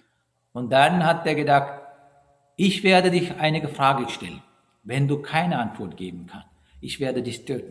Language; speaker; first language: German; non-native, fluent; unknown